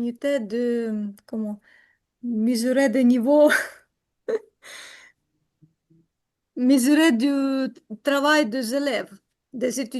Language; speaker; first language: French; non-native, learner; Ukrainian